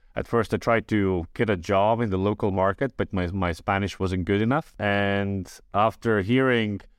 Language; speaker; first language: English; non-native, fluent; Estonian